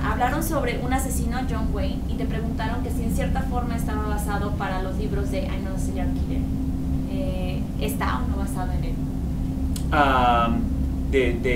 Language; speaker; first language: Spanish; native; Spanish